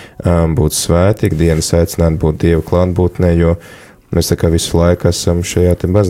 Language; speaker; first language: Latvian; native; Latvian